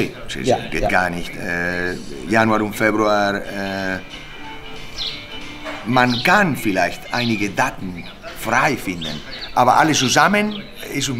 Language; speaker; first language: German; non-native, fluent; Spanish